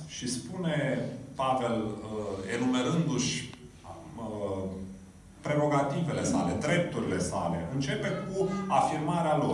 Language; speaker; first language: Romanian; native; Romanian